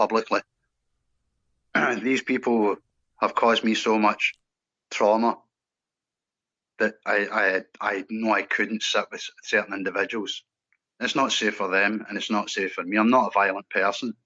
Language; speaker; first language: English; native; English